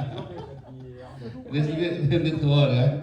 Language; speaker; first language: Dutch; non-native, learner; Indonesian